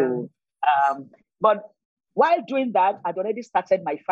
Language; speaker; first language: English; non-native, local second language; Yoruba